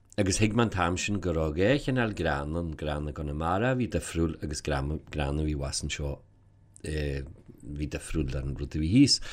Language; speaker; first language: Irish; native; Irish